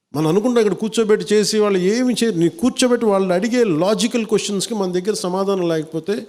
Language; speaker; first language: Telugu; native; Telugu